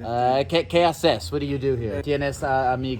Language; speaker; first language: Spanish; non-native, learner; English